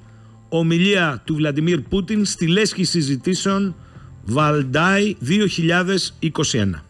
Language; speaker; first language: Greek; native; Greek